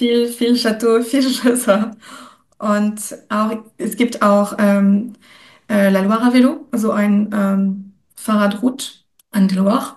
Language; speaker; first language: German; non-native, fluent; French